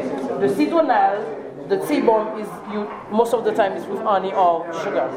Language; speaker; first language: English; non-native, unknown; Haitian Creole